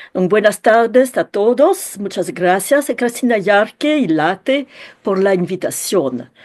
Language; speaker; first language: Spanish; non-native, learner; French